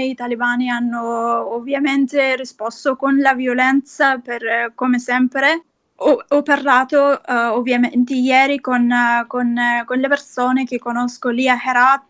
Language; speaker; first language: Italian; non-native, fluent; Persian